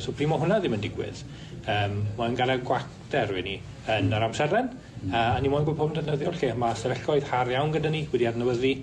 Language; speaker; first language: Welsh; native; Welsh